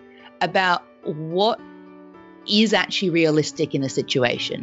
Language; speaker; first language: English; non-native, local second language; French